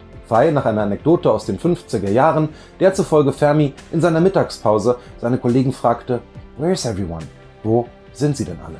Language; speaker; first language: German; native; German